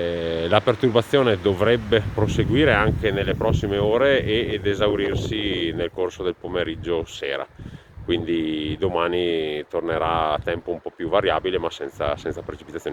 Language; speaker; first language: Italian; native; Italian